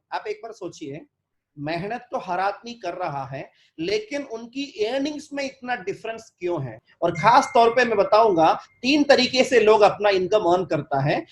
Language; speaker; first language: Hindi; non-native, local second language; Malayalam